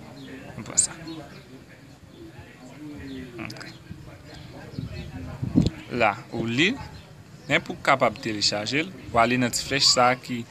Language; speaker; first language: French; non-native, local second language; Haitian Creole